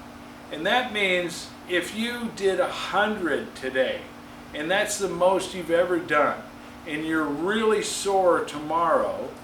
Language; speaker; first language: English; native; English